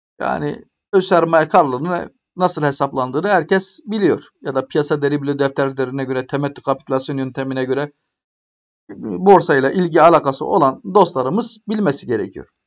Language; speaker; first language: Turkish; native; Turkish